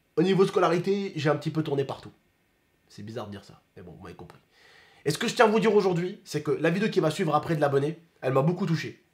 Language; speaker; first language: French; early bilingual, other home language; Arabic